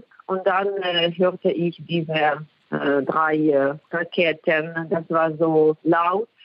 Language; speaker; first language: German; non-native, learner; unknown